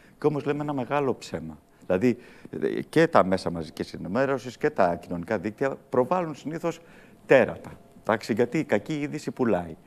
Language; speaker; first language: Greek; early bilingual, heritage; Greek